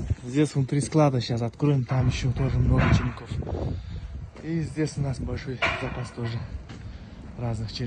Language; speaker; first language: Russian; non-native, local second language; Kazakh